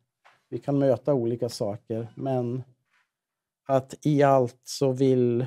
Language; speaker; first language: Swedish; native; Swedish